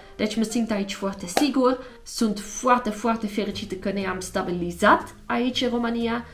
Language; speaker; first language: Romanian; non-native, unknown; Dutch